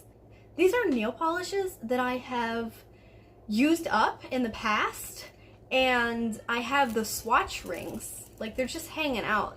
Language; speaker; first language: English; native; English